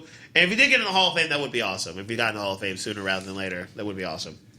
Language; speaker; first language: English; native; English